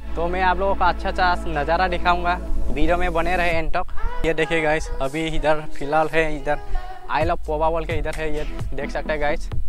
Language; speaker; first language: Hindi; non-native, local second language; Mising